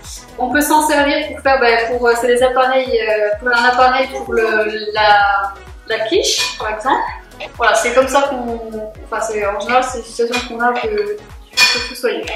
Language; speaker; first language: French; native; French